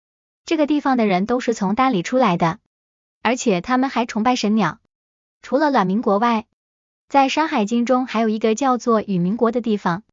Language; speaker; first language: Chinese; native; Chinese